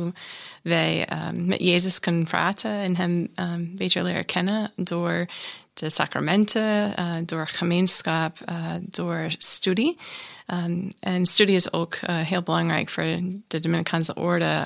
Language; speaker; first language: Dutch; non-native, learner; English